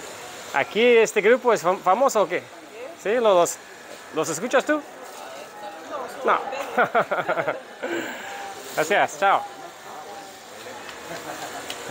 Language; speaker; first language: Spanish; non-native, learner; English